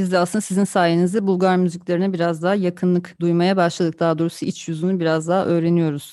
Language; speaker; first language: Turkish; native; Turkish